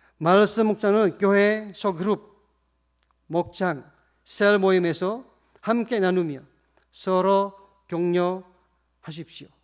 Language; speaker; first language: Korean; non-native, fluent; Indonesian